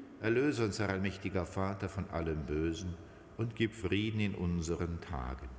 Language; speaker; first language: German; native; German